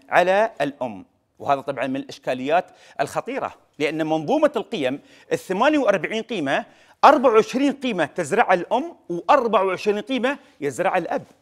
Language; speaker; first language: Arabic; native; Arabic